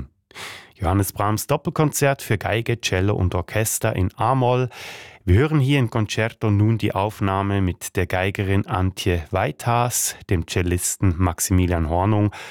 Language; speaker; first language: German; native; German